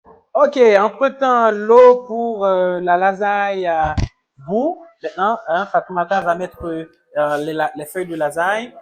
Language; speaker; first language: French; non-native, local second language; Haitian Creole